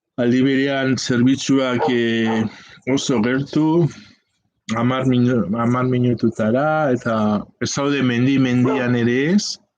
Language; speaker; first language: Basque; native; Basque